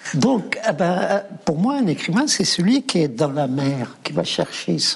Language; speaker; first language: French; non-native, local second language; Arabic